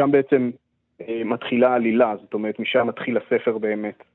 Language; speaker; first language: Hebrew; native; Hebrew